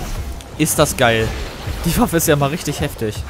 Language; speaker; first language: German; native; German